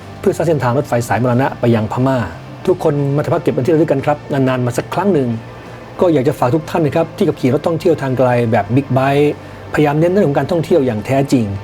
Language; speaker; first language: Thai; native; Thai